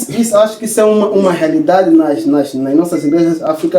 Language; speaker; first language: Portuguese; native; Portuguese